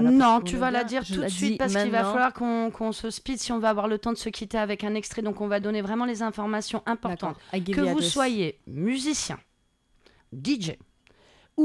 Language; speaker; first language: French; native; French